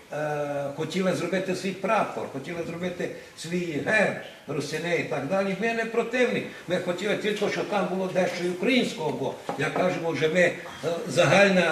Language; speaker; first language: Ukrainian; early bilingual, heritage; Ukrainian